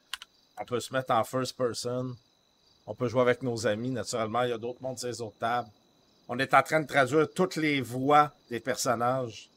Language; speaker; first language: French; native; French